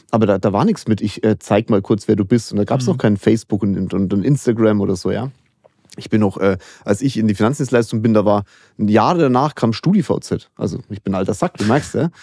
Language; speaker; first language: German; native; German